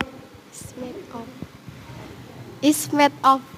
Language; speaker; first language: English; non-native, learner; Indonesian